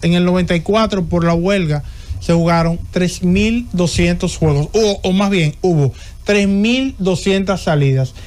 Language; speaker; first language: Spanish; native; Spanish